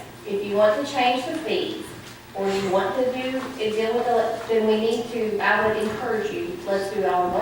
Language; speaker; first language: English; native; English